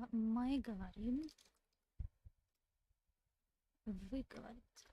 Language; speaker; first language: Russian; non-native, learner; English